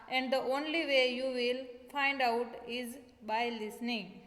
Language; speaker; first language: English; non-native, local second language; Gujarati